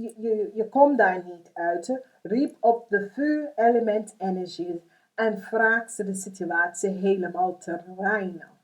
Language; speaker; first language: Dutch; non-native, fluent; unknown